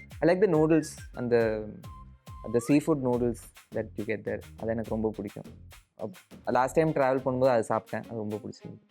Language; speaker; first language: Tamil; non-native, local second language; Malayalam